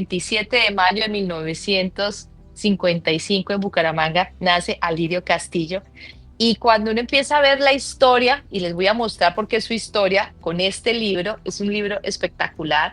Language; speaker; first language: Spanish; native; Spanish